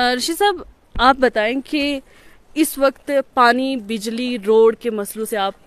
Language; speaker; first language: Hindi; non-native, local second language; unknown